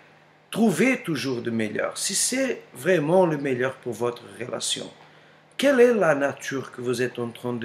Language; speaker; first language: French; non-native, fluent; Portuguese